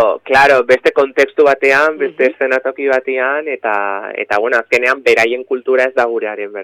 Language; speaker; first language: Basque; native; Basque